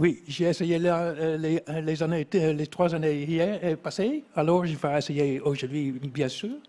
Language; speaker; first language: French; non-native, fluent; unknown